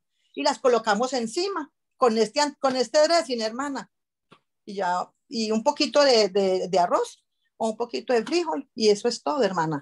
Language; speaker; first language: Spanish; native; Spanish